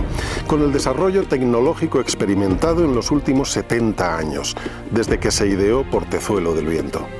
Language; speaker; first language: Spanish; native; Spanish